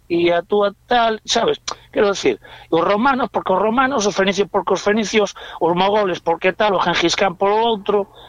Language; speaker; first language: Spanish; non-native, local second language; Galician